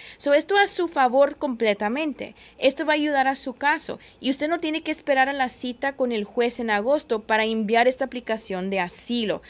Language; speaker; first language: Spanish; early bilingual, heritage; Spanish